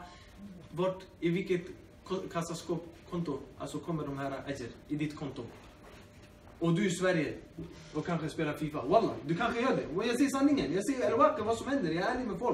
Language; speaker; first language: Swedish; early bilingual, other home language; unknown